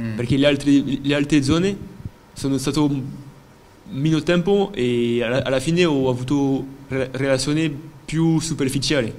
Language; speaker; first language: Italian; non-native, fluent; French